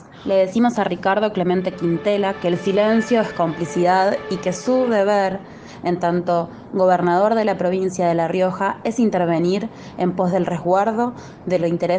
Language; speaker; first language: Spanish; native; Spanish